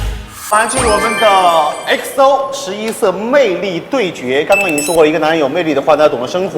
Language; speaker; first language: Chinese; native; Chinese